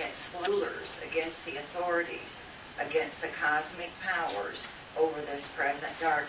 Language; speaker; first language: English; native; English